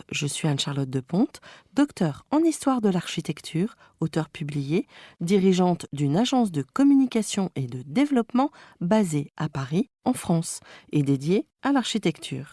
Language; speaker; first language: French; native; French